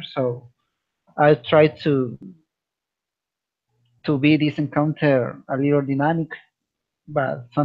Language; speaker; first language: English; non-native, learner; Spanish